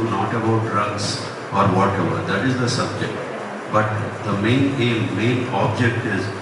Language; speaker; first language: English; non-native, local second language; Telugu